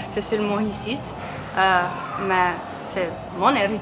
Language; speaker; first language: French; non-native, local second language; English